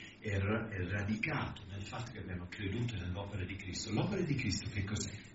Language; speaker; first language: Italian; non-native, fluent; English